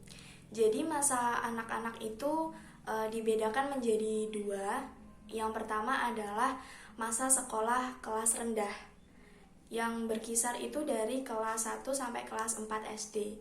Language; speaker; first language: Indonesian; native; Indonesian